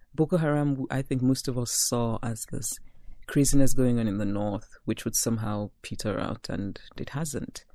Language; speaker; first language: English; non-native, local second language; Igbo